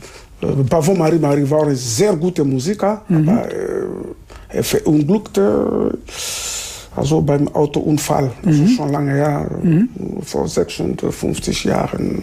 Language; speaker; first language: German; non-native, fluent; Lingala